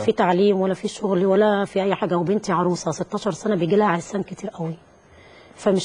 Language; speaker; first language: Arabic; native; Arabic